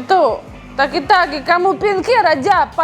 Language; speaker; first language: Indonesian; non-native, learner; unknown